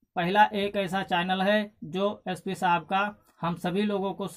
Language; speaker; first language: Hindi; native; Hindi